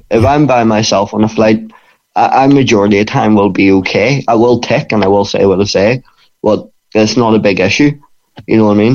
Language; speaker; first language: English; native; English